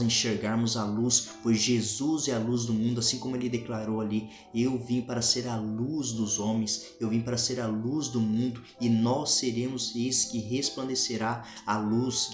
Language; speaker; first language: Portuguese; native; Portuguese